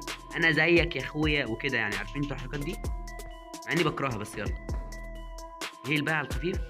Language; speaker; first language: Arabic; native; Arabic